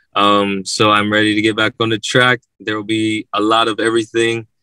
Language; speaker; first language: English; native; English